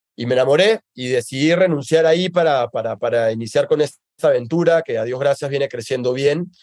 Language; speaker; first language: Spanish; native; Spanish